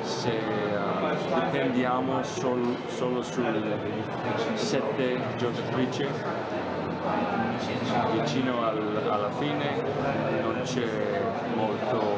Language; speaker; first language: Italian; non-native, fluent; English